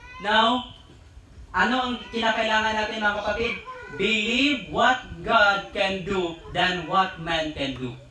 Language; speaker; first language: Filipino; native; Filipino